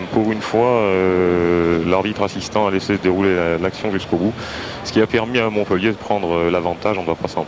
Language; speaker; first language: French; native; French